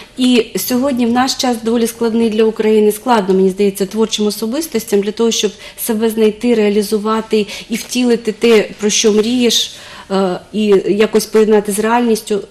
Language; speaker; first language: Ukrainian; native; Ukrainian